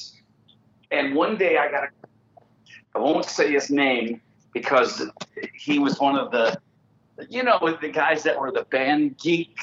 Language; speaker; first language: English; native; English